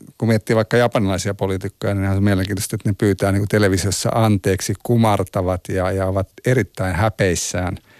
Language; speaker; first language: Finnish; native; Finnish